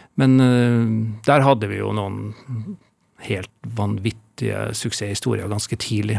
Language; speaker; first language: Norwegian; native; Norwegian